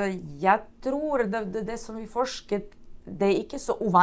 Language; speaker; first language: Norwegian; non-native, fluent; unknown